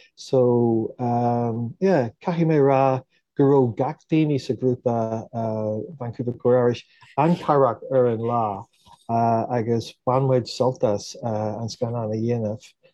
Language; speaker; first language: Irish; non-native, local second language; English